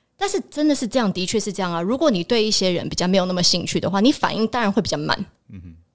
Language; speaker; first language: Chinese; early bilingual, heritage; Chinese